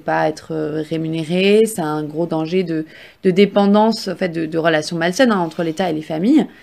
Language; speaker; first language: French; native; French